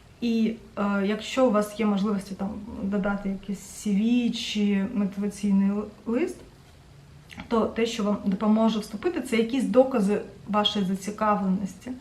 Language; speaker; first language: Ukrainian; non-native, local second language; Russian